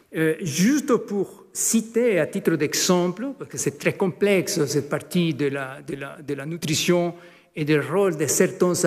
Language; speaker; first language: French; non-native, fluent; Spanish